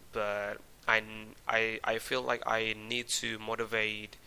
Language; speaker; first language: English; non-native, fluent; Indonesian